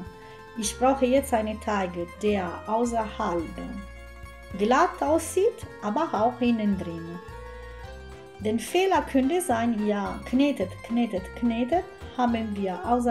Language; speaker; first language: German; non-native, fluent; Italian